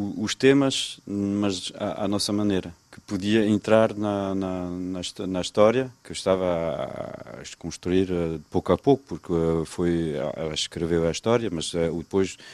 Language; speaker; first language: Portuguese; early bilingual, other home language; French